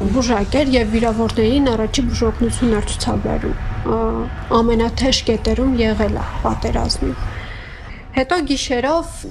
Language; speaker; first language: Armenian; native; Armenian